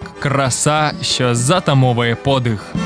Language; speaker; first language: Ukrainian; native; Ukrainian